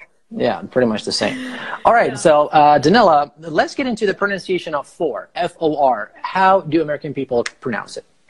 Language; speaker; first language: English; non-native, fluent; Persian